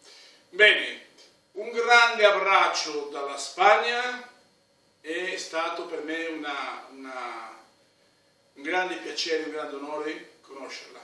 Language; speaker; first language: Italian; non-native, fluent; Spanish